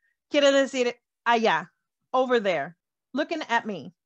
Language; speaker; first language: English; native; English